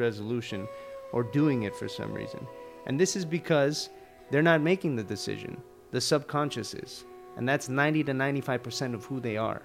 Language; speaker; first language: English; early bilingual, other home language; Spanish